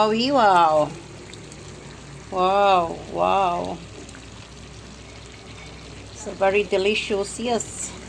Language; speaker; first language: English; non-native, learner; Filipino